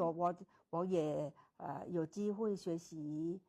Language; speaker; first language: Chinese; non-native, learner; Thai